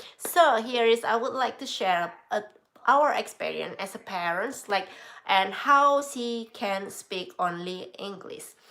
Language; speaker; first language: English; non-native, learner; Indonesian